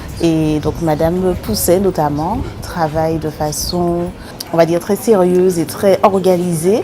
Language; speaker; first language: French; native; French